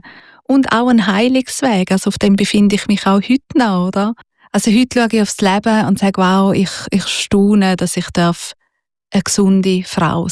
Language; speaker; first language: German; native; German